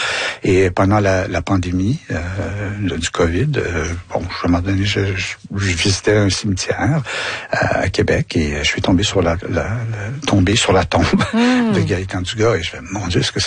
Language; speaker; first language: French; native; French